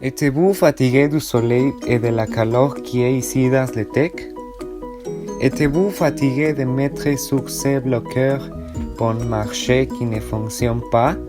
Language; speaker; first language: French; non-native, learner; Spanish